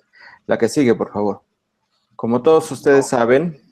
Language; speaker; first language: Spanish; native; Spanish